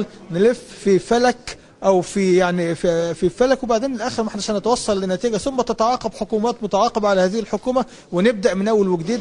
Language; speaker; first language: Arabic; native; Arabic